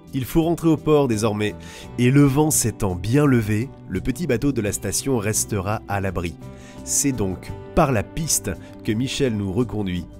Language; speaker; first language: French; native; French